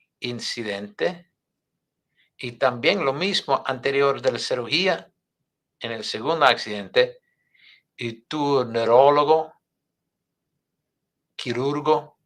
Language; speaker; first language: Spanish; non-native, fluent; English